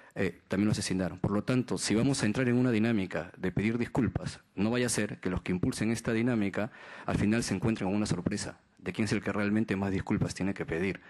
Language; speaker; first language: Spanish; native; Spanish